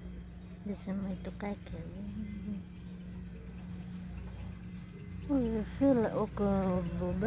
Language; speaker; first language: Dutch; non-native, learner; Filipino